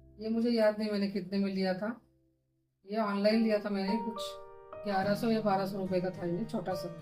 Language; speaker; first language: Hindi; non-native, local second language; Marathi